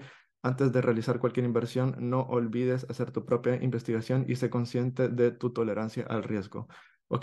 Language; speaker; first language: Spanish; native; Spanish